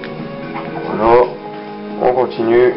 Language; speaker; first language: French; native; French